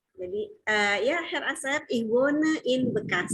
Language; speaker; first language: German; non-native, fluent; Indonesian